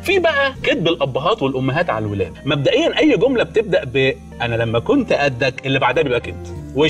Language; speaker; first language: Arabic; native; Arabic